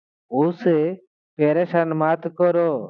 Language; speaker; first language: Hindi; non-native, learner; Bangla